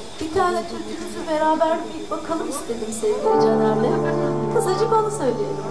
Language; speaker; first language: Turkish; native; Turkish